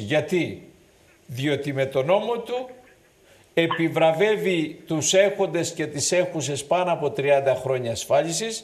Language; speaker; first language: Greek; native; Greek